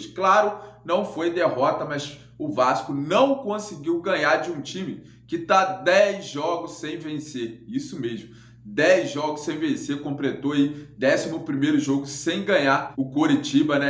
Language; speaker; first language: Portuguese; native; Portuguese